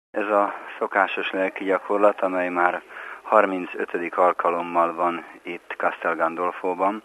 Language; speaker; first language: Hungarian; native; Hungarian